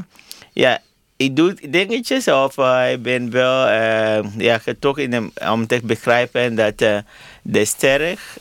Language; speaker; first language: Dutch; non-native, learner; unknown